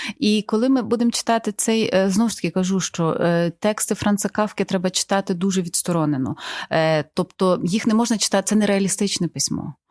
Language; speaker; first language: Ukrainian; native; Ukrainian